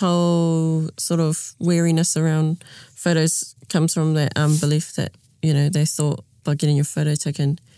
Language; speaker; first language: English; native; English